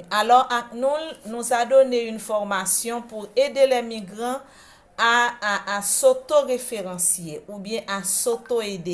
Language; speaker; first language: French; non-native, local second language; Haitian Creole